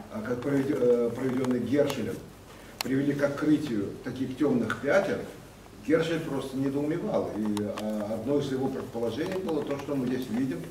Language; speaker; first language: Russian; native; Russian